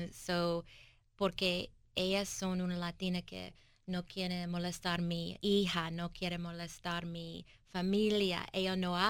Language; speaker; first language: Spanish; early bilingual, heritage; English